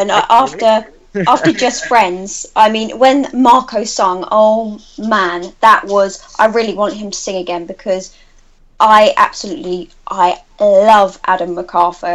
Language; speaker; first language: English; native; English